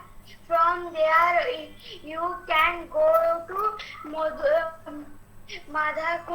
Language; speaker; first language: English; non-native, learner; Bangla